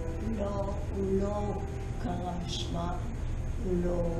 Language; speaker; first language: Hebrew; non-native, fluent; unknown